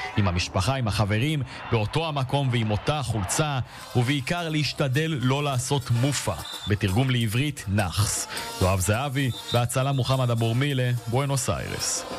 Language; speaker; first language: Hebrew; native; Hebrew